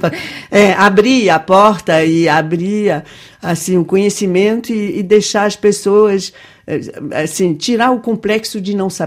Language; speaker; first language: Portuguese; non-native, fluent; French